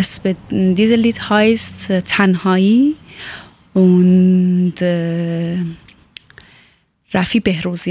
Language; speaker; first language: German; non-native, learner; Persian